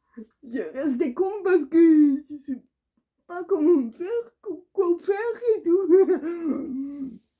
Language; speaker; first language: French; non-native, learner; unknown